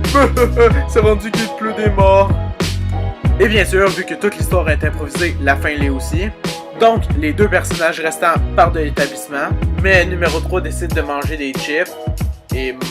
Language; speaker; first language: French; native; French